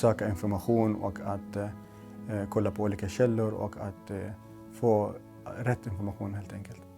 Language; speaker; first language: Swedish; non-native, local second language; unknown